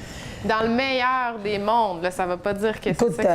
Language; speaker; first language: French; native; French